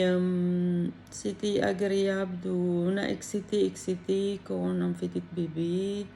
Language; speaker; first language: French; non-native, learner; Filipino